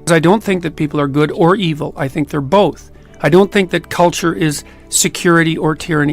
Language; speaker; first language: English; native; English